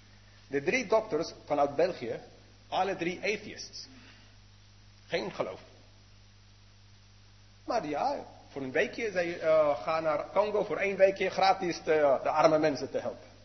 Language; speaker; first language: Dutch; non-native, fluent; English